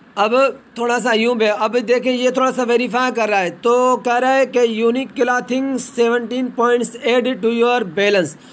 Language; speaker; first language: Hindi; non-native, local second language; Punjabi